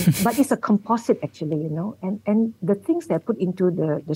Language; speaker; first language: English; non-native, local second language; Min Nan Chinese